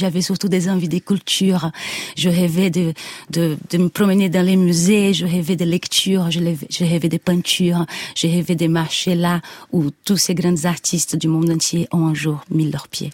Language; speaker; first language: French; non-native, fluent; Portuguese